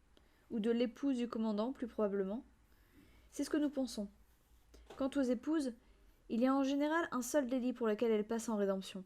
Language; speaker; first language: French; native; French